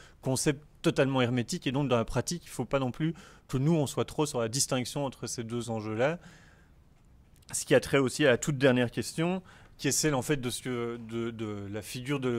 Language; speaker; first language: French; native; French